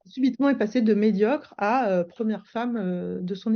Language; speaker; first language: French; native; French